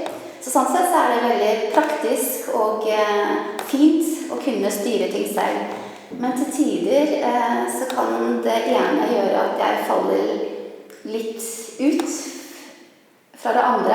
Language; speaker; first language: Norwegian; early bilingual, other home language; Vietnamese